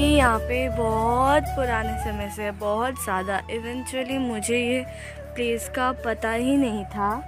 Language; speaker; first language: Hindi; non-native, local second language; Assamese